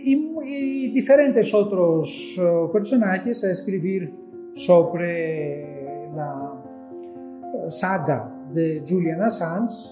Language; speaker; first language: Spanish; non-native, fluent; Greek